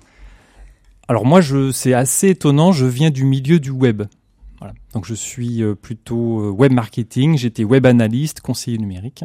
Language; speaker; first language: French; native; French